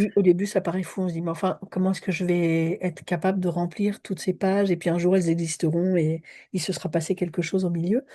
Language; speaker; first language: French; native; French